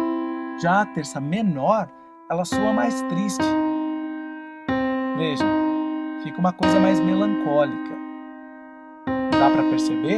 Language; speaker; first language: Portuguese; native; Portuguese